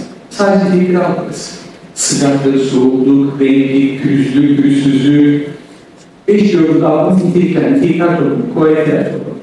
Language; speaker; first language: Turkish; native; Turkish